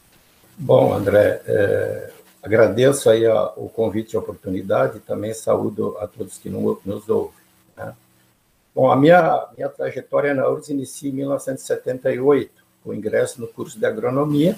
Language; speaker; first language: Portuguese; native; Portuguese